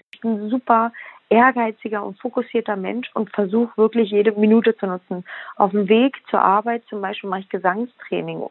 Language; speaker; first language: German; native; German